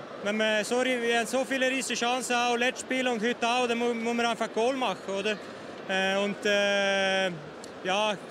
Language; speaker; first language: German; non-native, learner; Swedish